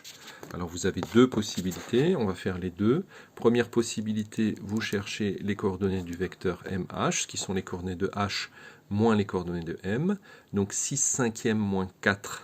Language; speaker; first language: French; native; French